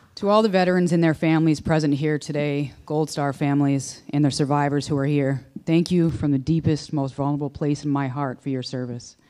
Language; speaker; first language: English; native; English